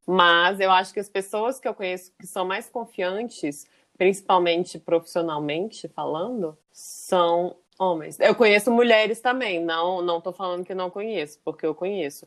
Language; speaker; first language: Portuguese; native; Portuguese